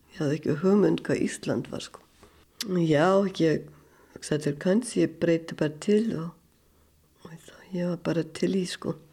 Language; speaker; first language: Icelandic; non-native, fluent; German